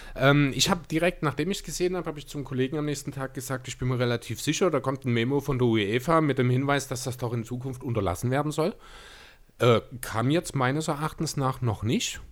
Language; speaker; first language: German; native; German